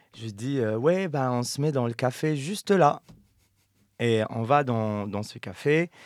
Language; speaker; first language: French; non-native, local second language; Arabic